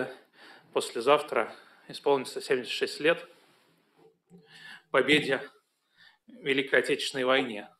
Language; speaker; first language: Russian; native; Russian